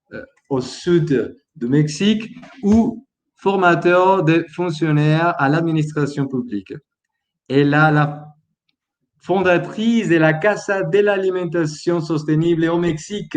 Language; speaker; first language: French; non-native, learner; Spanish